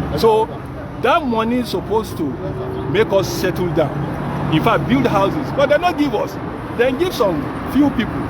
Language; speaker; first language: Nigerian Pidgin; non-native, local second language; Yoruba